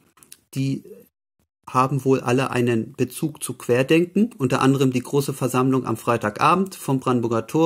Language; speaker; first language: German; native; German